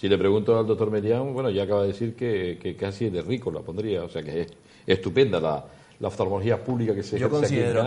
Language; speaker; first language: Spanish; native; Spanish